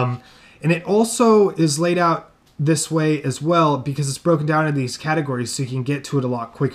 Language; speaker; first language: English; native; English